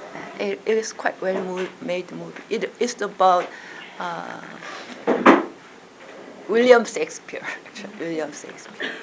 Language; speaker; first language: English; non-native, learner; Korean